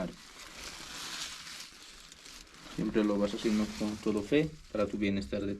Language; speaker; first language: Spanish; native; Spanish